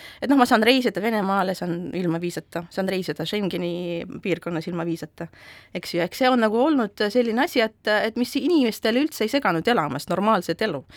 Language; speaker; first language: Estonian; non-native, local second language; Russian